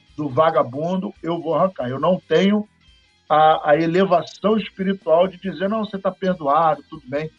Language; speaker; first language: Portuguese; native; Portuguese